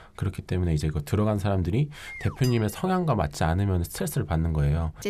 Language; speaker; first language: Korean; native; Korean